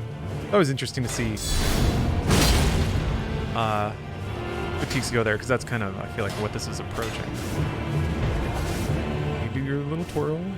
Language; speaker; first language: English; native; English